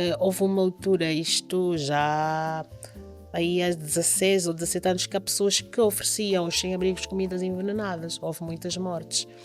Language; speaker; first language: Portuguese; native; Portuguese